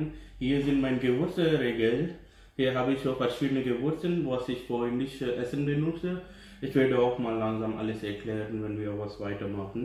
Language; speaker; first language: German; non-native, learner; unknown